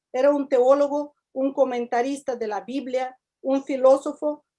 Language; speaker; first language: Spanish; non-native, fluent; Russian